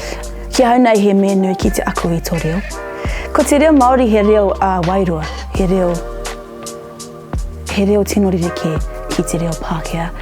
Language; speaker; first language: Māori; non-native, local second language; English